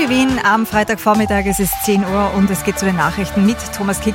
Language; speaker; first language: German; native; German